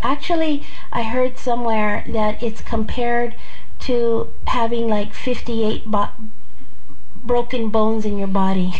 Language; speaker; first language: English; early bilingual, other home language; Spanish